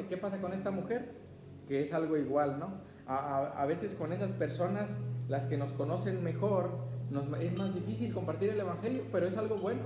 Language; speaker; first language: Spanish; native; Spanish